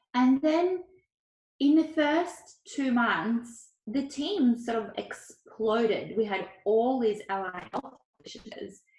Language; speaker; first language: English; early bilingual, other home language; Ukrainian